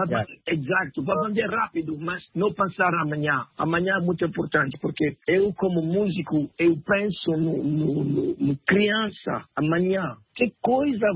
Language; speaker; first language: Portuguese; non-native, learner; French